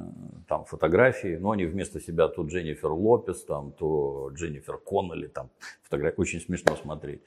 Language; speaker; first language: Russian; native; Russian